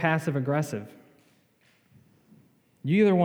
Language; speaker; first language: English; native; English